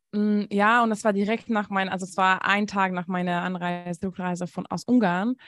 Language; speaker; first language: German; non-native, fluent; Hungarian